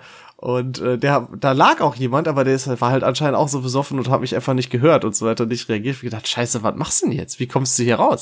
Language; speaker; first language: German; native; German